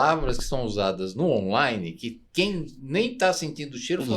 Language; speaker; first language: Portuguese; native; Portuguese